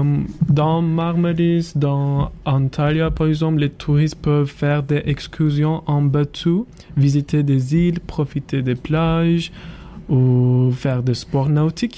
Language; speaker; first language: French; non-native, learner; Turkish